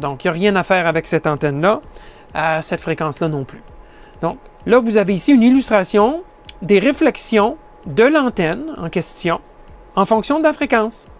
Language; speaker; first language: French; native; French